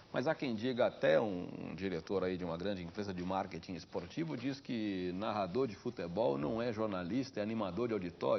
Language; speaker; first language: Portuguese; native; Portuguese